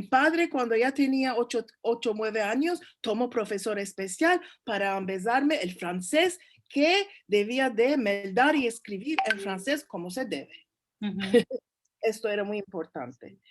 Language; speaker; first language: Spanish; early bilingual, heritage; Turkish